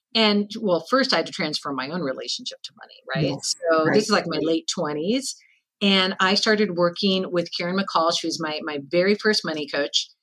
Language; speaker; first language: English; native; English